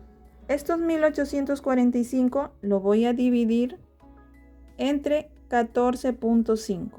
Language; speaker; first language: Spanish; native; Spanish